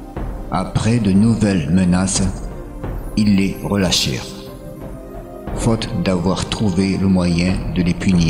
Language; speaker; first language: French; native; French